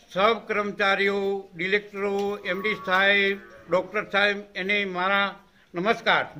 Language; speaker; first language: Hindi; non-native, local second language; Gujarati